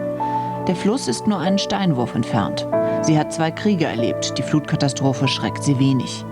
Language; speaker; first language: German; native; German